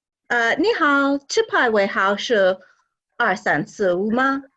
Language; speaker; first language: Chinese; non-native, learner; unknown